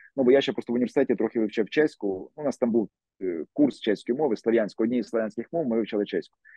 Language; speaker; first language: Ukrainian; native; Ukrainian